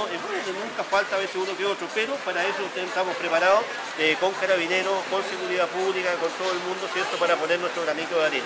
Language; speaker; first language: Spanish; native; Spanish